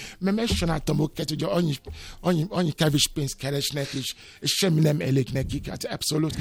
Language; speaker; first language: Hungarian; non-native, fluent; Yoruba